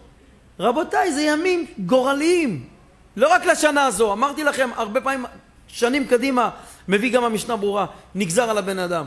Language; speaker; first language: Hebrew; native; Hebrew